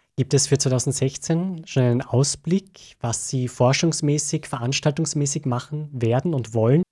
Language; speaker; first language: German; native; German